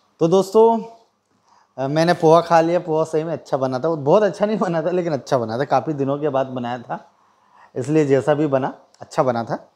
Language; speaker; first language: Hindi; native; Hindi